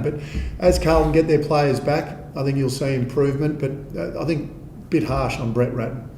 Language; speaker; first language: English; native; English